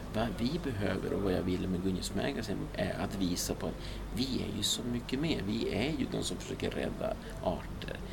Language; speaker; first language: Swedish; early bilingual, other home language; Spanish